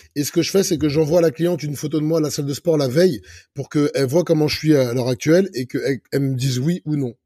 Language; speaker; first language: French; native; French